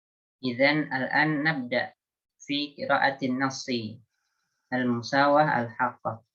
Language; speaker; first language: Arabic; non-native, learner; Indonesian